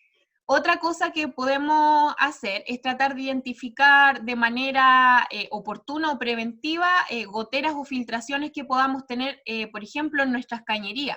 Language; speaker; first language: Spanish; native; Spanish